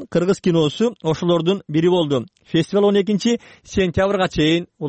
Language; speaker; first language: Kyrgyz; native; Kyrgyz